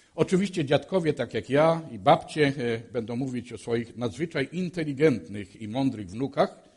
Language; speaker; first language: Polish; native; Polish